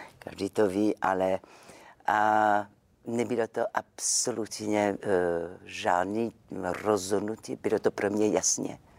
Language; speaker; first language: Czech; non-native, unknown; French